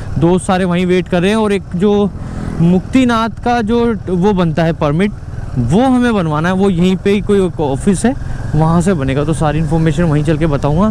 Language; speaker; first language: Hindi; native; Hindi